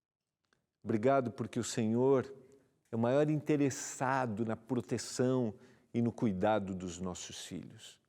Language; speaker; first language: Portuguese; native; Portuguese